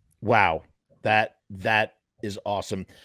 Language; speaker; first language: English; native; English